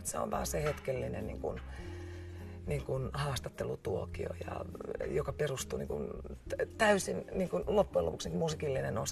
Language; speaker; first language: Finnish; native; Finnish